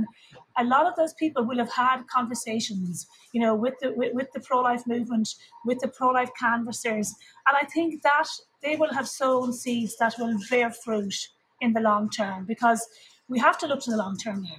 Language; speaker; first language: English; native; English